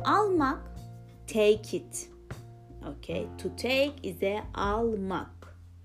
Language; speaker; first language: English; non-native, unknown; Turkish